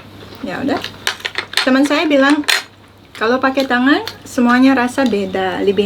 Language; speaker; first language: Indonesian; non-native, learner; Uzbek